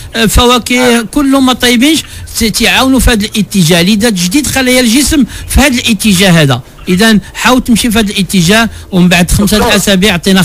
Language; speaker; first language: Arabic; native; Arabic